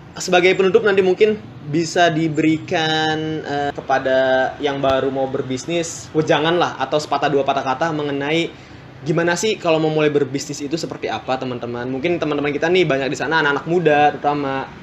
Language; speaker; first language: Indonesian; native; Indonesian